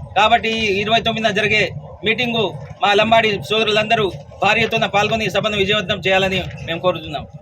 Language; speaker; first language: Telugu; non-native, local second language; Lambadi